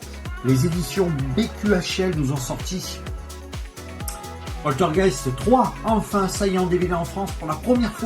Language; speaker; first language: French; native; French